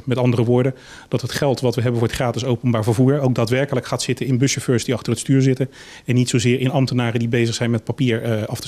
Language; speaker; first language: Dutch; native; Dutch